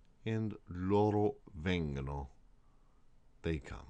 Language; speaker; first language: Italian; non-native, fluent; English